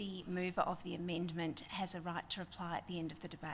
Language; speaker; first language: English; native; English